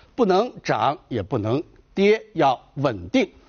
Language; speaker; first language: Chinese; native; Chinese